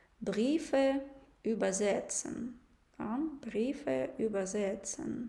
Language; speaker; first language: German; non-native, fluent; Ukrainian